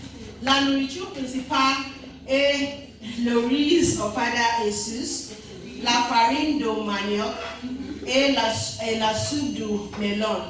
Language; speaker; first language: French; non-native, learner; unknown